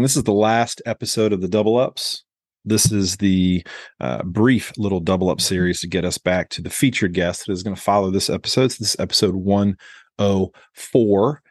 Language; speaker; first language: English; native; English